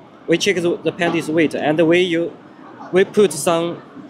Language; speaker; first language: English; non-native, learner; Chinese